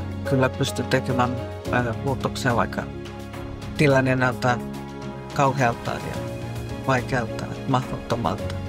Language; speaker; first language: Finnish; non-native, fluent; Spanish